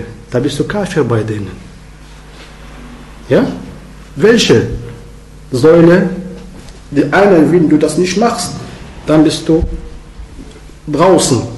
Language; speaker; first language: German; non-native, learner; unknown